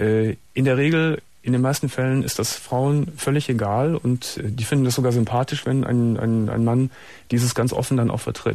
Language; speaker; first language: German; native; German